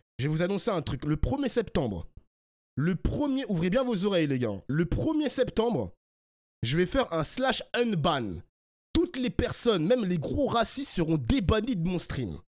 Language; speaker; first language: French; early bilingual, other home language; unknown